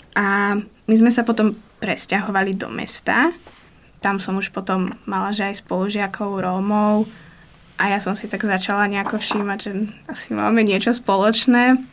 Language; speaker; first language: Slovak; native; Slovak